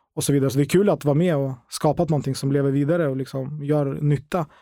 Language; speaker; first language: Swedish; non-native, fluent; Ukrainian